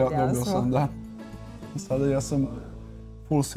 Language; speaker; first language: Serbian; non-native, learner; Portuguese